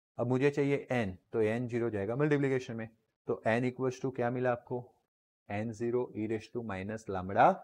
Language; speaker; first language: Hindi; non-native, local second language; Gujarati